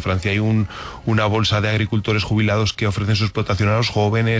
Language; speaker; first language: Spanish; native; Spanish